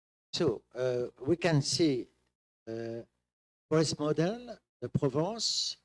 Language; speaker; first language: English; non-native, fluent; French